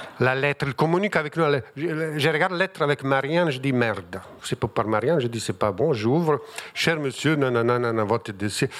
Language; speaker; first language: French; non-native, fluent; Bosnian